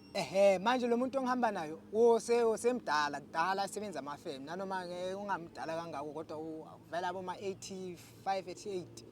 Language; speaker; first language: Zulu; non-native, local second language; Southern Sotho